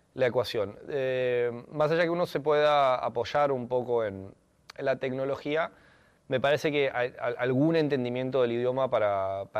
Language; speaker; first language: Spanish; native; Spanish